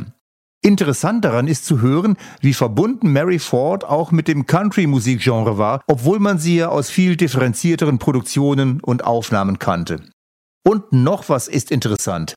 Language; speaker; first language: German; native; German